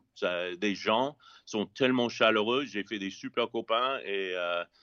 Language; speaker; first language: French; non-native, fluent; English